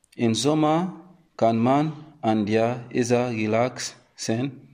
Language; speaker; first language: German; non-native, learner; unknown